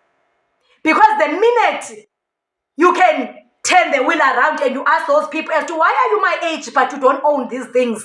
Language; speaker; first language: English; non-native, local second language; Xhosa